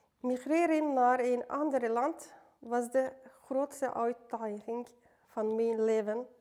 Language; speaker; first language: Dutch; non-native, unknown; Turkish